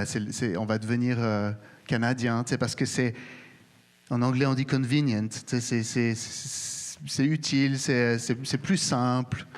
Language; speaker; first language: French; native; French